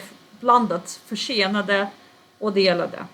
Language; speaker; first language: Swedish; non-native, fluent; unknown